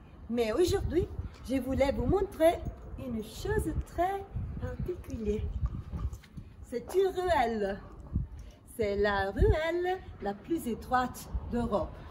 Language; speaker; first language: French; non-native, fluent; Italian